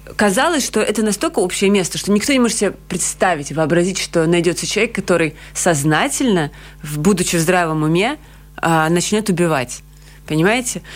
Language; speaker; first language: Russian; native; Russian